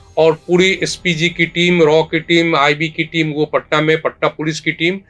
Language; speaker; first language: Hindi; native; Hindi